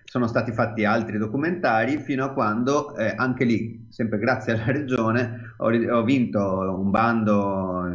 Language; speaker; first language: Italian; native; Italian